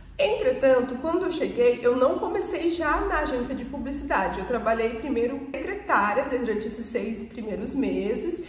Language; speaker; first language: Portuguese; native; Portuguese